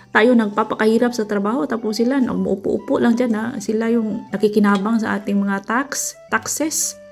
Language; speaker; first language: Filipino; non-native, local second language; Cebuano